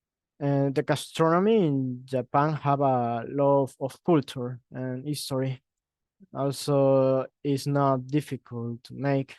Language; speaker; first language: English; non-native, learner; Spanish